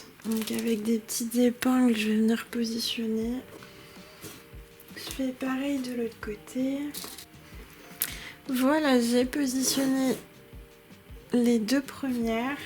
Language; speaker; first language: French; native; French